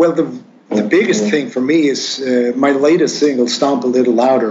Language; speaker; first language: English; non-native, fluent; Swedish